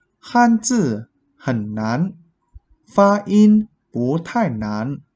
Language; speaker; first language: Chinese; non-native, fluent; Vietnamese